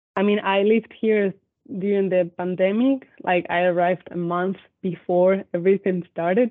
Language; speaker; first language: English; non-native, fluent; Spanish